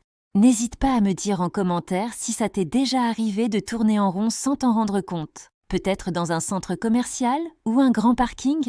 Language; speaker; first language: French; native; French